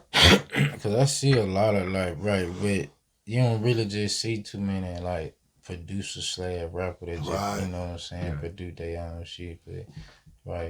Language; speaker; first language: English; native; English